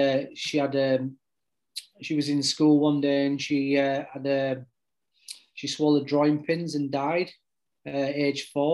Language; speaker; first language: English; native; English